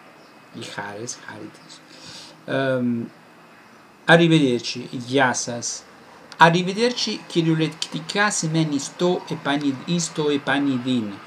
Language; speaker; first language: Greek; non-native, fluent; Italian